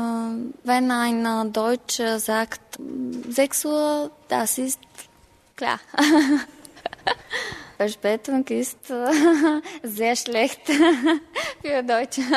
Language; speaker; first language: German; non-native, learner; Bulgarian